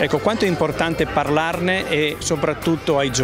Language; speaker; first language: Italian; native; Italian